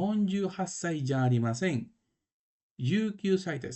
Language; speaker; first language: Japanese; non-native, learner; Spanish